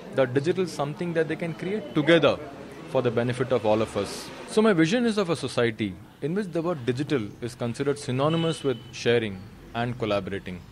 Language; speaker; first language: English; non-native, local second language; Kannada